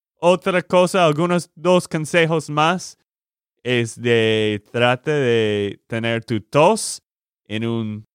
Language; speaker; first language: Spanish; non-native, learner; English